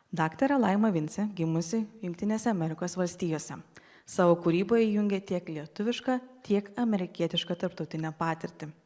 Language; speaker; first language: Lithuanian; native; Lithuanian